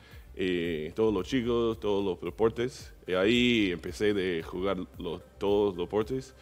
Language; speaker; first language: Spanish; non-native, learner; English